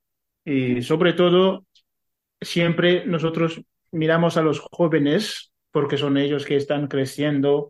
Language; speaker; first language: Spanish; non-native, fluent; Kinyarwanda